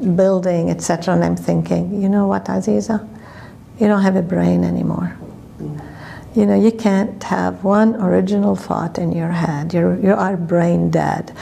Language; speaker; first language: English; non-native, fluent; Arabic